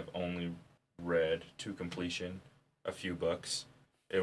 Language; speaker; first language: English; native; English